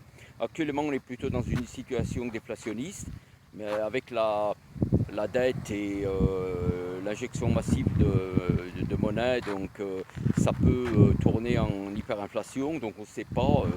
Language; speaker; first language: French; native; French